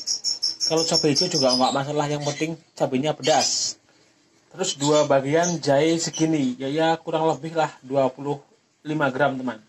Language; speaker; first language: Indonesian; native; Indonesian